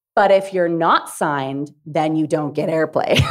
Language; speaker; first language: English; native; English